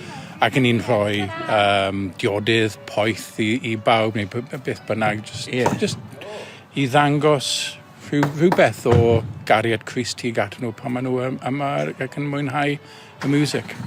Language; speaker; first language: Welsh; native; Welsh